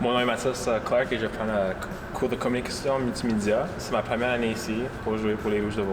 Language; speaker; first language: French; non-native, local second language; English